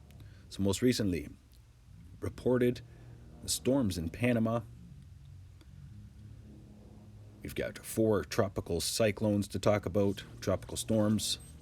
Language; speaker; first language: English; native; English